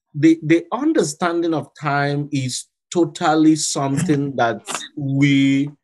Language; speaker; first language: English; non-native, local second language; Igbo